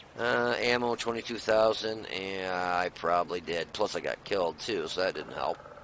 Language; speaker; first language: English; native; English